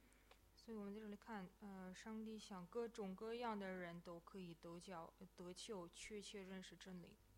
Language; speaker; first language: Chinese; non-native, fluent; Russian